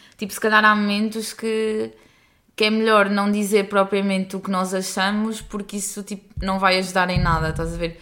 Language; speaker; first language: Portuguese; native; Portuguese